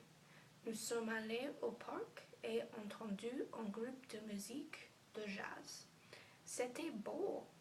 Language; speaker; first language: French; non-native, learner; English